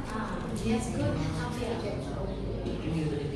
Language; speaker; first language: English; non-native, learner; Indonesian